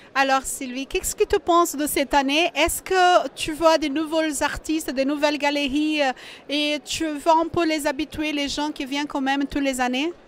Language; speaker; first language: French; non-native, fluent; Portuguese